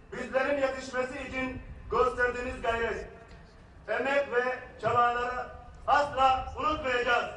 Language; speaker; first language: Turkish; non-native, fluent; Somali